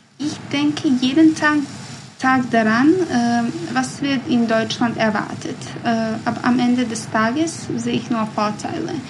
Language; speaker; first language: German; non-native, learner; Bosnian